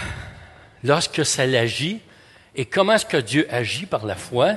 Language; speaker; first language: French; native; French